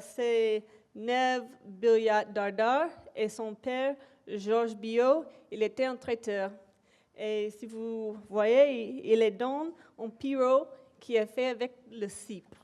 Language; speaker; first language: French; non-native, local second language; English